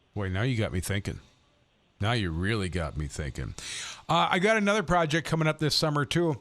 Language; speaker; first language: English; native; English